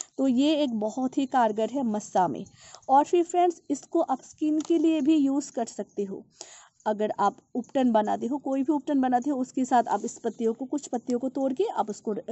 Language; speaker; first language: Hindi; non-native, local second language; Bangla